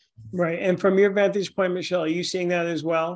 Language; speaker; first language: English; native; English